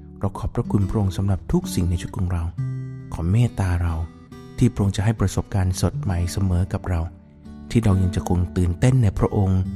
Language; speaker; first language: Thai; native; Thai